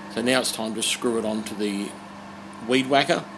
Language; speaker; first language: English; native; English